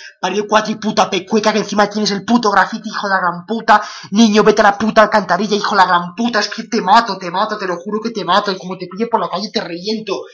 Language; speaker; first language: Spanish; native; Spanish